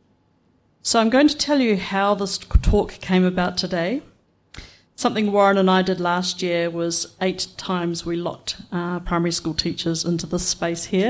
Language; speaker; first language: English; native; English